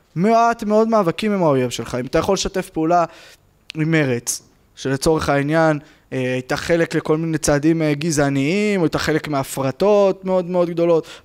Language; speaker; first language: Hebrew; native; Hebrew